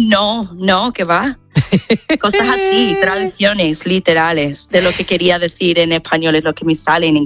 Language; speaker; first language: Spanish; non-native, fluent; English